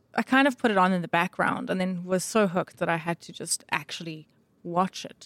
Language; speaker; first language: English; native; English